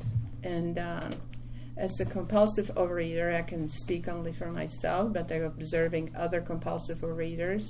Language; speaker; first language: English; non-native, fluent; Polish